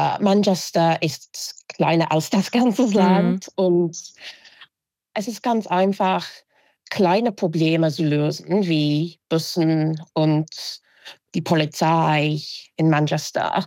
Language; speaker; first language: German; non-native, fluent; English